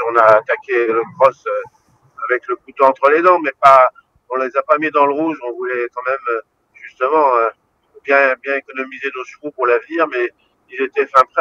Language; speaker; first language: French; native; French